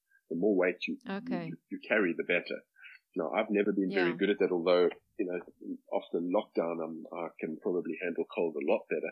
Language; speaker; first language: English; native; English